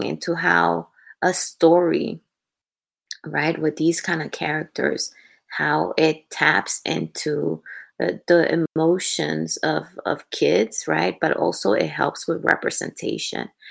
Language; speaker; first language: English; non-native, fluent; Spanish